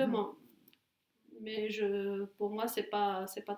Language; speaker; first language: French; non-native, fluent; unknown